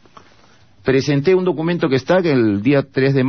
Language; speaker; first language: Spanish; native; Spanish